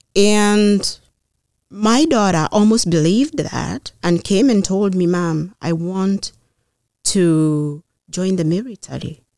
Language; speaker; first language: English; non-native, local second language; Kikuyu